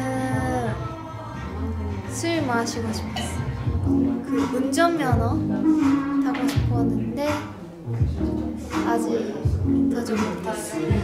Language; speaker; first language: Korean; non-native, fluent; Japanese